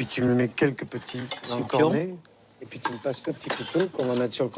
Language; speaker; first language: French; native; French